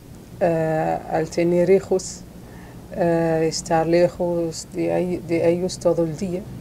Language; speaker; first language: Spanish; non-native, local second language; Arabic